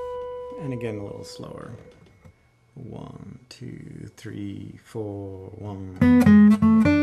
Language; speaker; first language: English; native; English